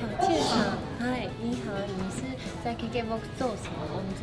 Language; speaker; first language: Chinese; non-native, fluent; Japanese